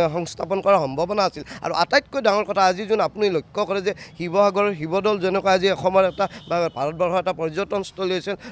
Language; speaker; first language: Assamese; native; Assamese